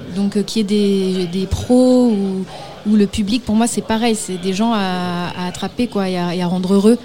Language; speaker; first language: French; early bilingual, other home language; Arabic